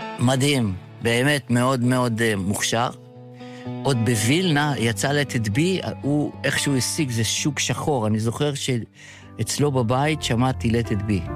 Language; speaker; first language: Hebrew; early bilingual, other home language; Yiddish